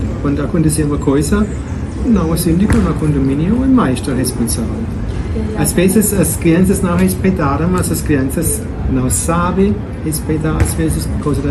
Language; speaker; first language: Portuguese; non-native, learner; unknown